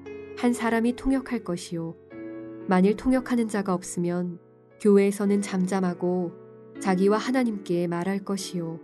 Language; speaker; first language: Korean; native; Korean